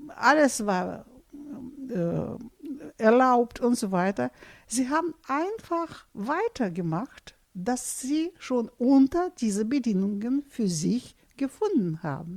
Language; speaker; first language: German; non-native, fluent; Russian